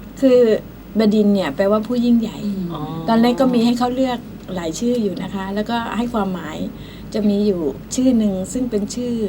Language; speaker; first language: Thai; native; Thai